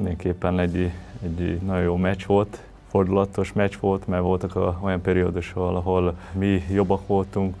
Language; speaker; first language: Hungarian; non-native, fluent; Portuguese